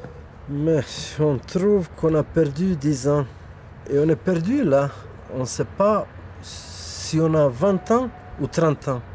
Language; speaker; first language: French; non-native, fluent; Bosnian